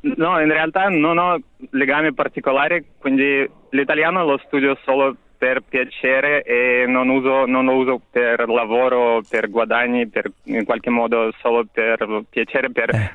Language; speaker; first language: Italian; non-native, learner; Russian